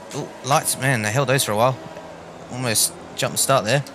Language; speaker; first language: English; native; English